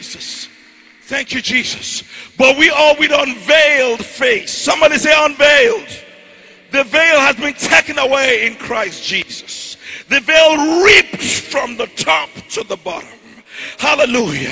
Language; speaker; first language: English; non-native, local second language; Yoruba